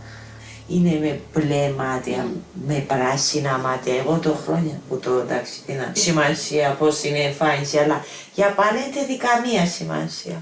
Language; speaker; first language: Greek; non-native, learner; Georgian